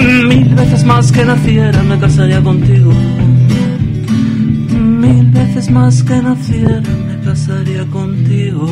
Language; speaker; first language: Spanish; native; Spanish